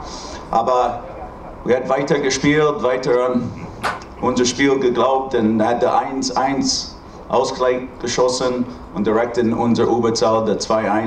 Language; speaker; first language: German; non-native, learner; English